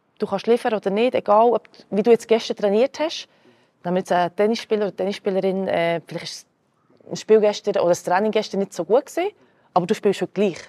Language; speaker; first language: German; early bilingual, other home language; Croatian